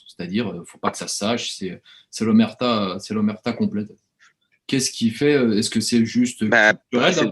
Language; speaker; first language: French; native; French